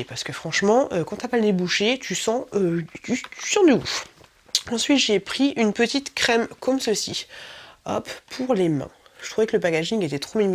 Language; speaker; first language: French; native; French